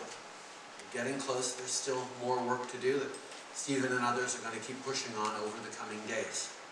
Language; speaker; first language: English; native; English